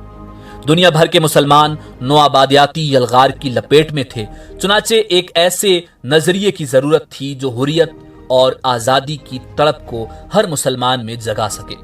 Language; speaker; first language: Urdu; native; Urdu